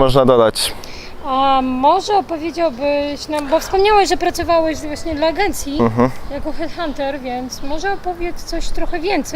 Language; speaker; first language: Polish; native; Polish